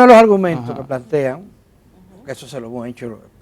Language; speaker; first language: Spanish; native; Spanish